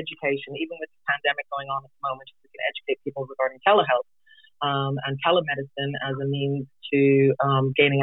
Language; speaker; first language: English; native; English